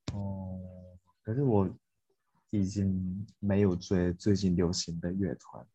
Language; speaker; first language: Chinese; non-native, fluent; Japanese